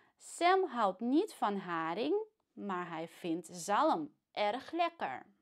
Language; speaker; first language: Dutch; non-native, fluent; Russian